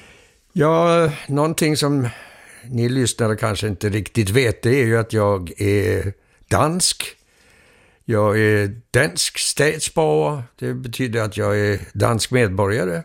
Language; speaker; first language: Swedish; early bilingual, heritage; Swedish